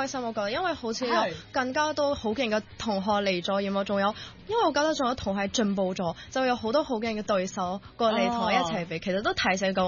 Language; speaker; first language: Cantonese; native; Cantonese